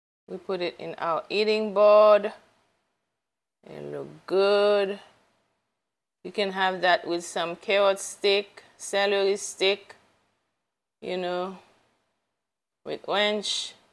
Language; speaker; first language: English; non-native, fluent; Haitian Creole